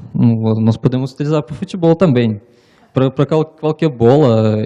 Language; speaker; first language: Portuguese; non-native, learner; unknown